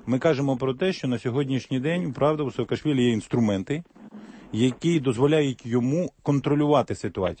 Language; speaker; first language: Ukrainian; native; Ukrainian